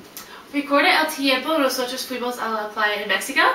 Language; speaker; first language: Spanish; non-native, learner; English